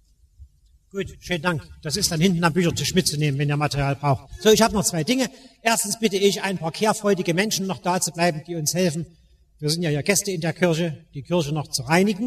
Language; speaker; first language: German; native; German